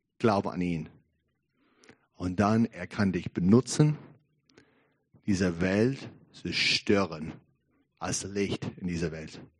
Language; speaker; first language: German; non-native, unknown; English